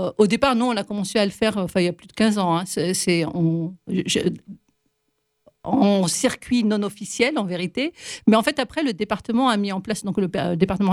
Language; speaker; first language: French; native; French